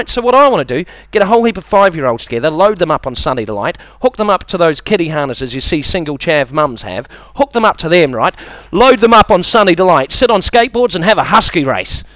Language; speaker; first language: English; native; English